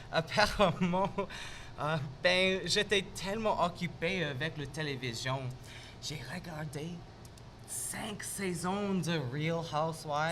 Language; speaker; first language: French; non-native, local second language; English